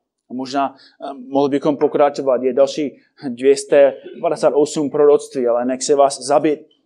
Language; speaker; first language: Czech; non-native, fluent; English